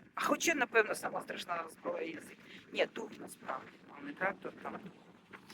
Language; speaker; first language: Ukrainian; non-native, local second language; Russian